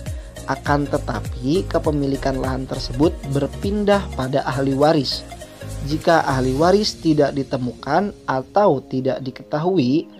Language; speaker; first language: Indonesian; native; Indonesian